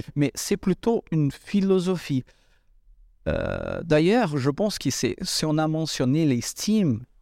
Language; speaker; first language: French; non-native, fluent; Portuguese